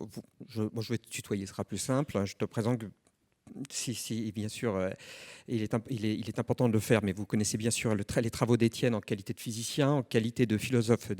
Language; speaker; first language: French; native; French